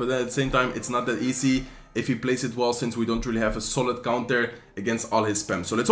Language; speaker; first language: English; non-native, fluent; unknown